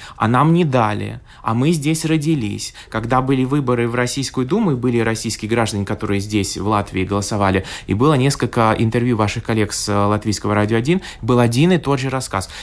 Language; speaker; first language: Russian; native; Russian